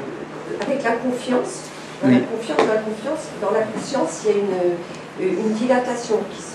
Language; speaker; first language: French; native; French